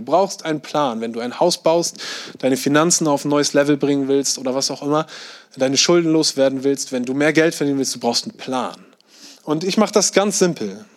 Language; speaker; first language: German; native; German